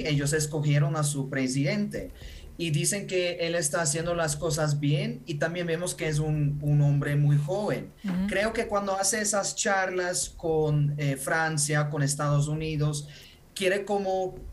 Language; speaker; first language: Spanish; non-native, fluent; Ukrainian